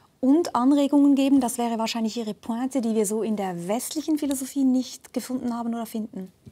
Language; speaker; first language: German; native; German